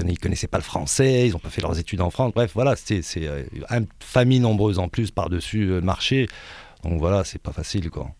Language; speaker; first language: French; early bilingual, other home language; Arabic